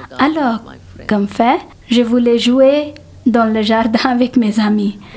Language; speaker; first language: French; non-native, fluent; Telugu